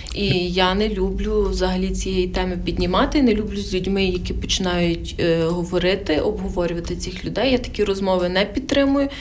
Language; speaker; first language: Ukrainian; native; Ukrainian